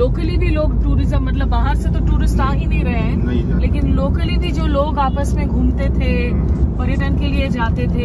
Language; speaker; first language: Hindi; native; Hindi